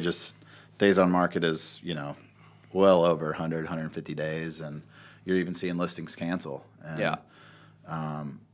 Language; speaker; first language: English; native; English